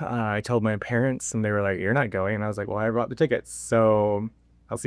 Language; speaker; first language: English; native; English